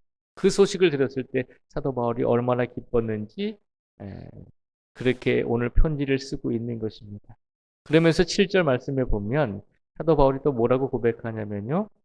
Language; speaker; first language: Korean; native; Korean